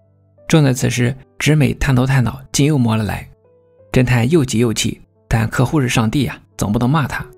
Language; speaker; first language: Chinese; native; Chinese